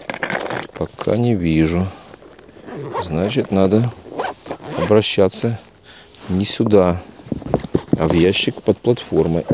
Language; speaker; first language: Russian; native; Russian